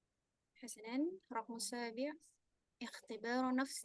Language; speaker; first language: Arabic; non-native, learner; Indonesian